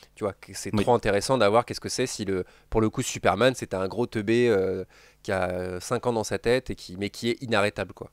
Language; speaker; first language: French; native; French